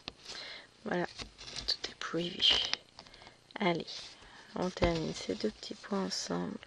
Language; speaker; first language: French; native; French